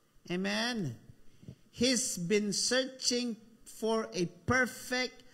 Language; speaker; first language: English; non-native, local second language; Filipino